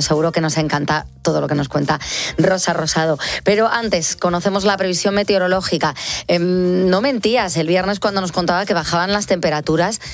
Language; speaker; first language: Spanish; native; Spanish